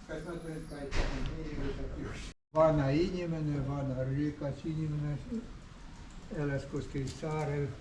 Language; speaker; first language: Estonian; non-native, learner; Ukrainian